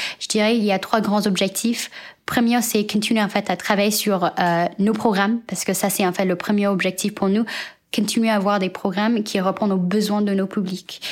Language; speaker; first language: French; non-native, fluent; Chinese